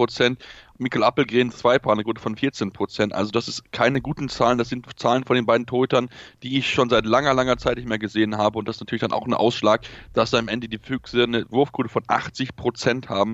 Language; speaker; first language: German; native; German